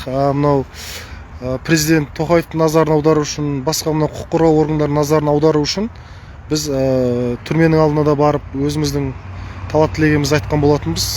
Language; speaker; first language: Kazakh; native; Kazakh